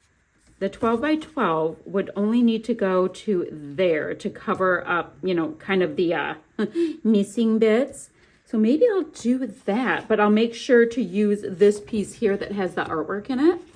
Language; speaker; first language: English; native; English